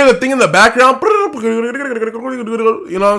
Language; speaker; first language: English; native; English